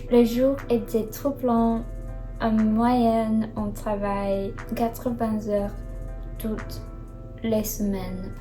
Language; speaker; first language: French; non-native, learner; Chinese